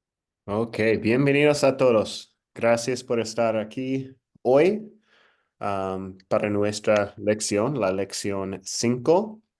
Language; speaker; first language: Spanish; non-native, fluent; English